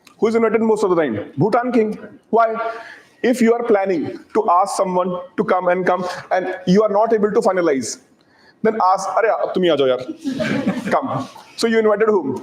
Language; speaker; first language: English; non-native, local second language; Hindi